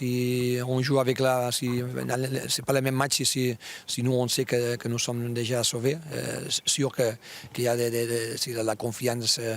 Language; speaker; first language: French; non-native, fluent; Spanish